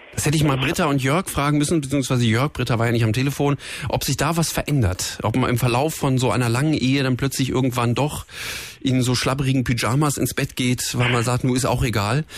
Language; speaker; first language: German; native; German